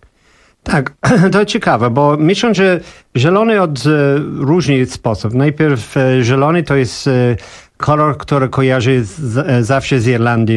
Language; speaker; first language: Polish; non-native, learner; English